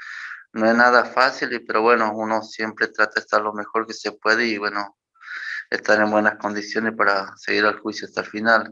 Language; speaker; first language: Spanish; native; Spanish